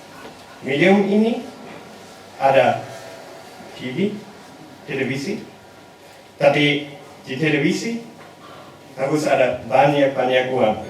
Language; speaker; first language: Indonesian; non-native, learner; German